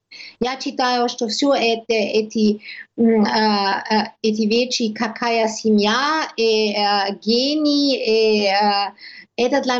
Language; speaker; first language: Russian; non-native, learner; German